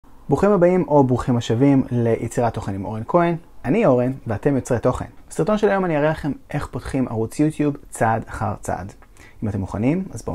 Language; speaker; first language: Hebrew; native; Hebrew